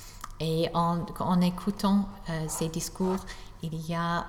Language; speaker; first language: French; non-native, fluent; English